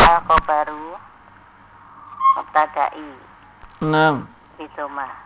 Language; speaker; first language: Arabic; non-native, learner; Indonesian